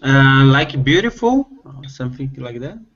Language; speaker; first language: English; non-native, learner; Portuguese